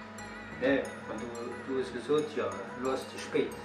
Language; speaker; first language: German; non-native, learner; French